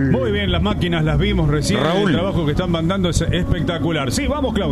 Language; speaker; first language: Spanish; native; Spanish